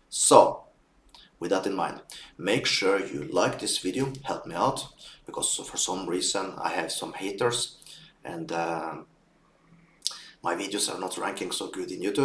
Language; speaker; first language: English; non-native, fluent; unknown